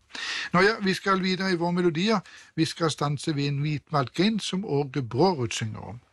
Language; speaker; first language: Norwegian; native; Norwegian